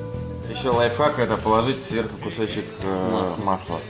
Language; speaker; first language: Russian; native; Russian